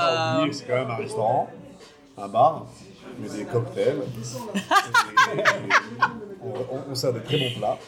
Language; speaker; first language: French; native; French